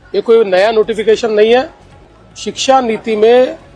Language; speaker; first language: Hindi; non-native, local second language; Marathi